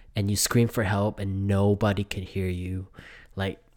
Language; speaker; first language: English; early bilingual, other home language; Vietnamese